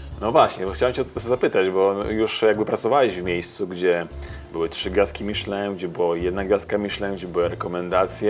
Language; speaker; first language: Polish; native; Polish